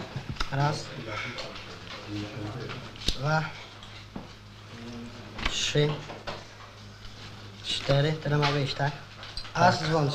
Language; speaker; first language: Polish; native; Polish